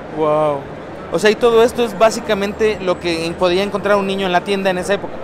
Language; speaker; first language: Spanish; native; Spanish